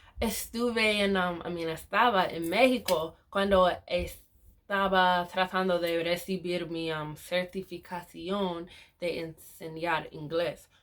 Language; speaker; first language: Spanish; non-native, learner; English